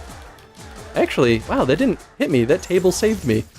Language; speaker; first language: English; native; English